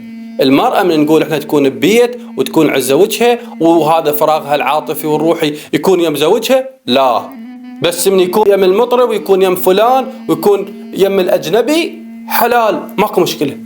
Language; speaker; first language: Arabic; native; Arabic